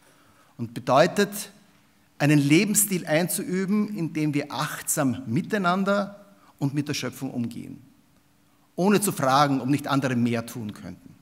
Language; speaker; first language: German; native; German